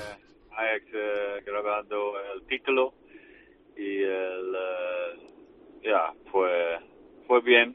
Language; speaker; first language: Spanish; non-native, fluent; Dutch